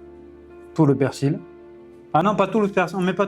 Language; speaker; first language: French; native; French